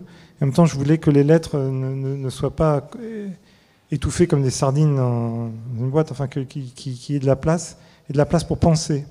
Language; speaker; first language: French; native; French